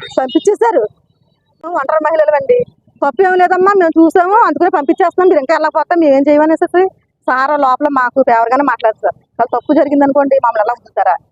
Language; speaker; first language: Telugu; native; Telugu